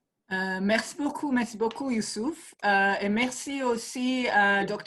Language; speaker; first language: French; non-native, fluent; English